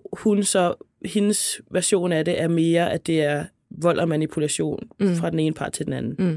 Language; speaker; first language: Danish; native; Danish